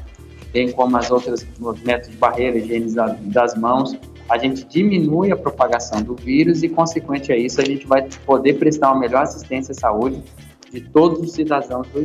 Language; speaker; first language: Portuguese; native; Portuguese